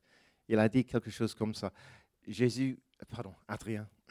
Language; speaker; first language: French; non-native, fluent; English